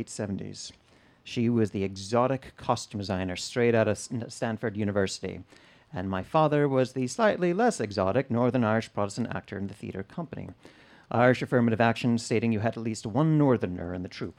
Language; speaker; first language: English; native; English